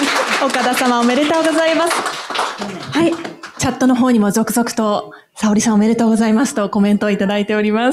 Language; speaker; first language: Japanese; native; Japanese